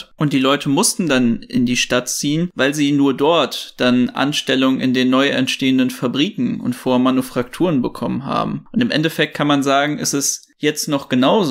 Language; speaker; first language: German; native; German